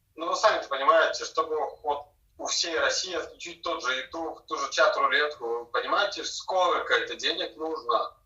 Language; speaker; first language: Russian; native; Russian